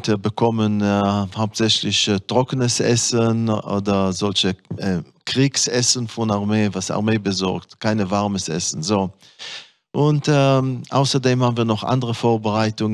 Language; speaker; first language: German; non-native, fluent; Hebrew